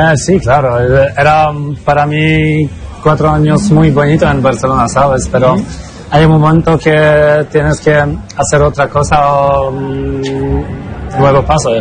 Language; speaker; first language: Spanish; non-native, learner; Polish